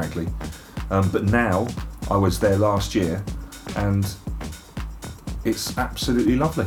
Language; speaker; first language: English; native; English